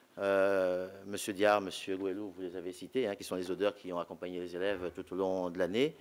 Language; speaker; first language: French; native; French